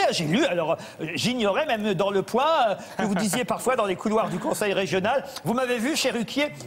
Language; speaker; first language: French; native; French